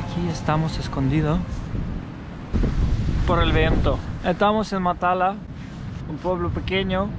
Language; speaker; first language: Spanish; non-native, fluent; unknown